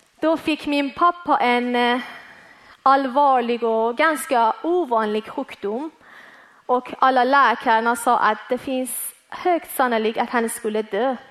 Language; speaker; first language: Swedish; early bilingual, other home language; Persian